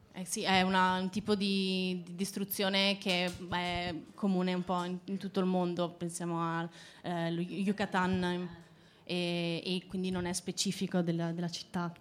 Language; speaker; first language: Italian; native; Italian